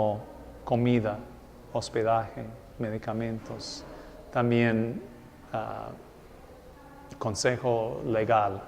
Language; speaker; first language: Spanish; non-native, fluent; English